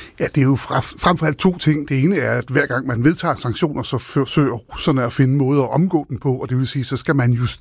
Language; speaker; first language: Danish; native; Danish